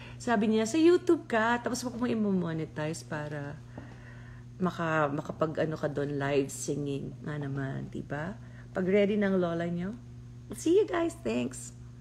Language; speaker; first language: Filipino; native; Filipino